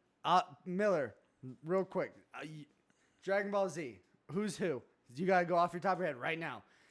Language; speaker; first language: English; native; English